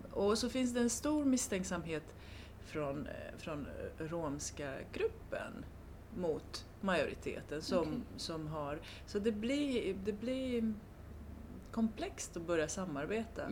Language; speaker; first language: Swedish; non-native, fluent; Romanian